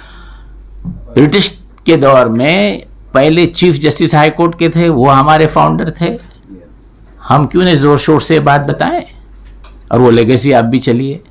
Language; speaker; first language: Hindi; native; Hindi